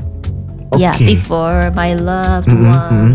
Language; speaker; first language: English; non-native, learner; Korean